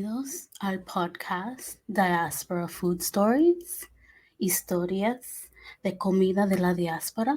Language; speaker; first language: Spanish; early bilingual, heritage; Spanish